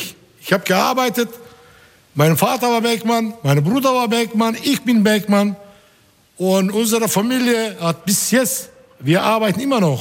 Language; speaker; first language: German; non-native, fluent; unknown